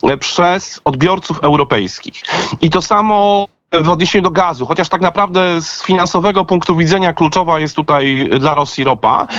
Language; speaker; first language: Polish; native; Polish